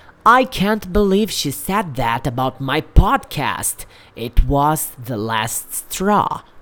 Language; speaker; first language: English; non-native, fluent; Portuguese